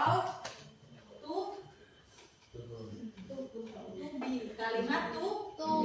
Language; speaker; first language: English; non-native, learner; Indonesian